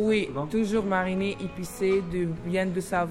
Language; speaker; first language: French; non-native, learner; Arabic